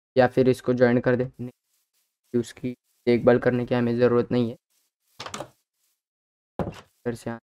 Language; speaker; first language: Hindi; native; Hindi